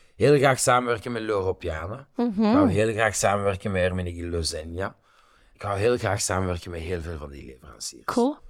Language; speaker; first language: Dutch; native; Dutch